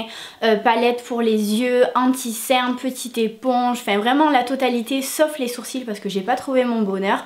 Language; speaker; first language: French; native; French